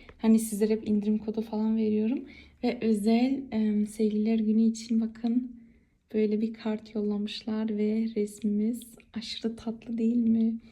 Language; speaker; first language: Turkish; early bilingual, heritage; Turkish